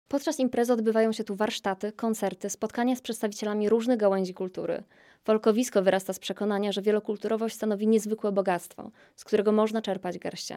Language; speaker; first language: Polish; native; Polish